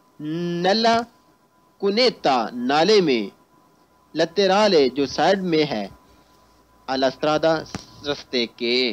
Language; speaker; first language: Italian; non-native, fluent; Urdu